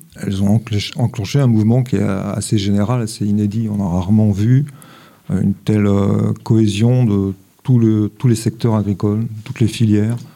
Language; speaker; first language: French; native; French